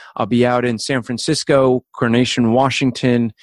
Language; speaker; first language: English; native; English